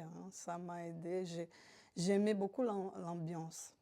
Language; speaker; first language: French; non-native, fluent; Portuguese